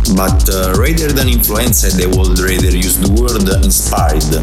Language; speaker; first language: English; non-native, fluent; Italian